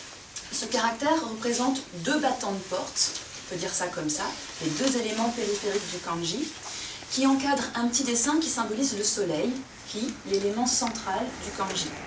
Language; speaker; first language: French; native; French